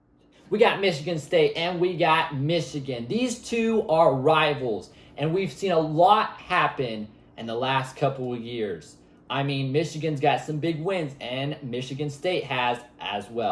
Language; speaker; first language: English; native; English